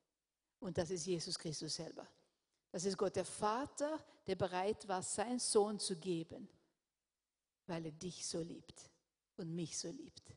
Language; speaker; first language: German; non-native, fluent; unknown